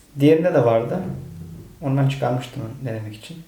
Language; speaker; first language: Turkish; native; Turkish